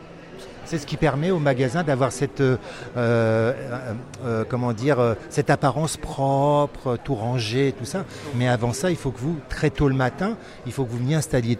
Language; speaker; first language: French; native; French